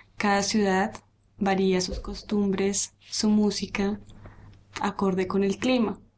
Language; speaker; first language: Spanish; native; Spanish